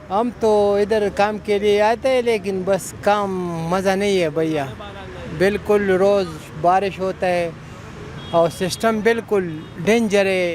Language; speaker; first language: Hindi; non-native, local second language; Pashto